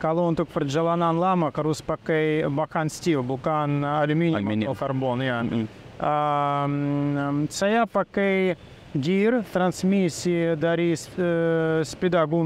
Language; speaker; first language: Indonesian; non-native, learner; Russian